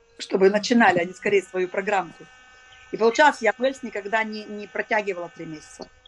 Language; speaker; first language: Russian; native; Russian